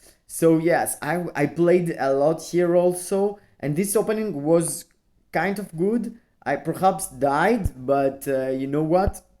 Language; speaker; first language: English; non-native, fluent; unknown